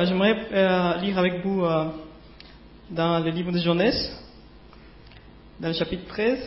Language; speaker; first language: French; native; French